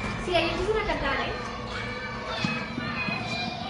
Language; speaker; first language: Spanish; native; Spanish